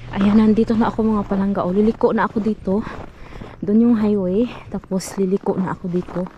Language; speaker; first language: Filipino; non-native, local second language; Hiligaynon